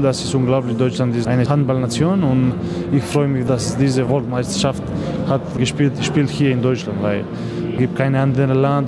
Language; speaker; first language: German; non-native, learner; Macedonian